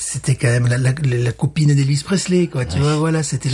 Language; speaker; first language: French; native; French